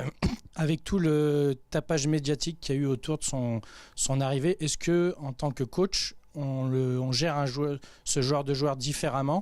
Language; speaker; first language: French; native; French